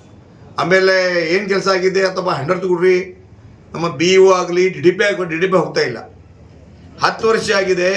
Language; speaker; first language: Kannada; non-native, local second language; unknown